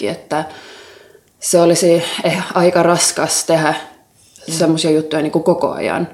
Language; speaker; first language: Finnish; non-native, local second language; Swedish